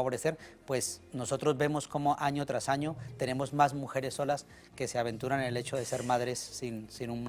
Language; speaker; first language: Spanish; native; Spanish